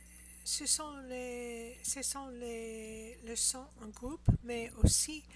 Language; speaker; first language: French; non-native, learner; English